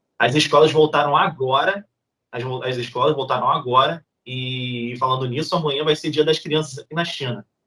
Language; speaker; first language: Portuguese; native; Portuguese